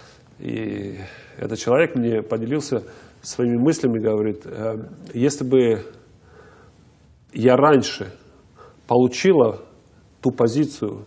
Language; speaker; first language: Russian; native; Russian